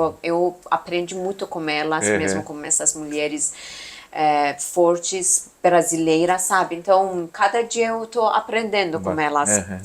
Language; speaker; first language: Portuguese; non-native, learner; Persian